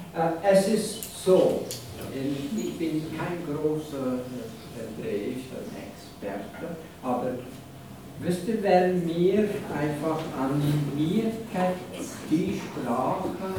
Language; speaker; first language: German; non-native, fluent; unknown